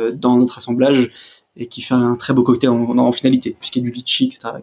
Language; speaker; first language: French; native; French